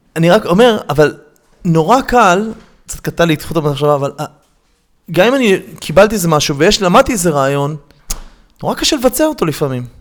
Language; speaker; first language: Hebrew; native; Hebrew